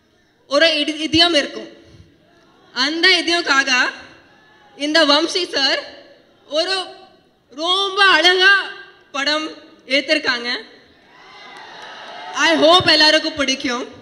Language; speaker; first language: Tamil; non-native, fluent; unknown